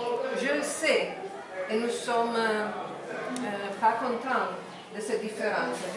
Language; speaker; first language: French; non-native, fluent; Italian